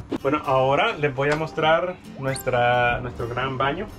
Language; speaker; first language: Spanish; native; Spanish